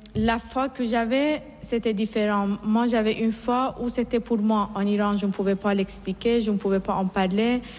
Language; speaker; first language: French; non-native, fluent; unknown